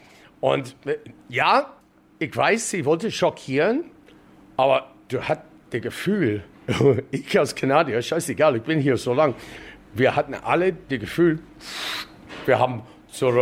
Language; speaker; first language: German; non-native, learner; English